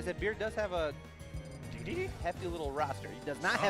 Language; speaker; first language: English; native; English